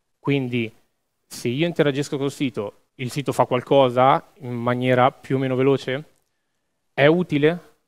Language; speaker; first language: Italian; native; Italian